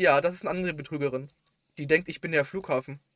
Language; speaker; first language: German; native; German